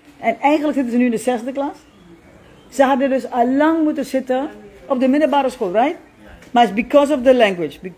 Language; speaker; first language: Dutch; native; Dutch